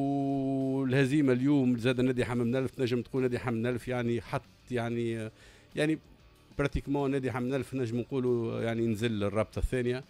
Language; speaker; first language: Arabic; native; Arabic